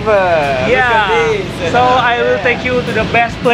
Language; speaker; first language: English; non-native, learner; Indonesian